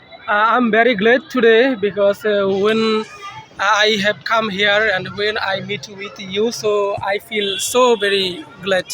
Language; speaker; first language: English; non-native, learner; Bangla